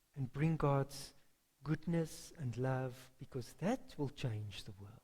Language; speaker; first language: English; non-native, local second language; Afrikaans